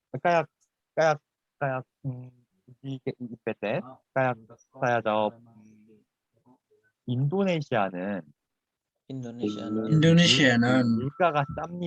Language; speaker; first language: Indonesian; non-native, fluent; Korean